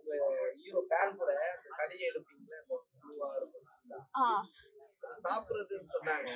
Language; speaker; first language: Tamil; native; Tamil